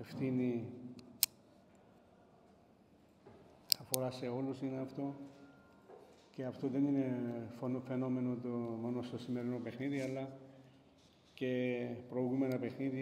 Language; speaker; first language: Greek; non-native, fluent; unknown